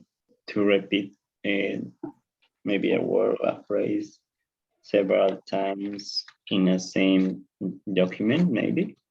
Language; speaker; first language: English; non-native, learner; Spanish